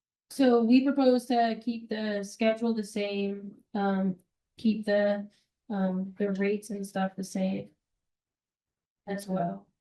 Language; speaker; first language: English; native; English